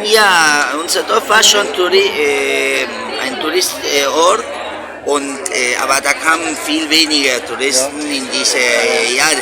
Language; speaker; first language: German; early bilingual, heritage; Spanish